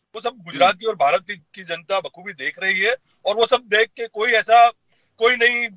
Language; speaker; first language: Hindi; non-native, local second language; Gujarati